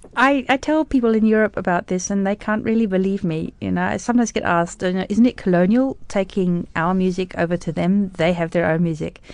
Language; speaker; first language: English; native; English